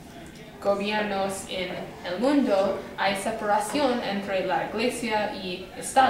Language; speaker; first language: Spanish; non-native, learner; English